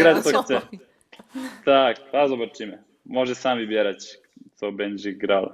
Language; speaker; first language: Polish; non-native, fluent; Serbian